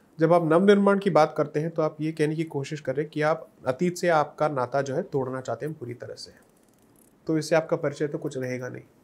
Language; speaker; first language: Hindi; non-native, local second language; Tamil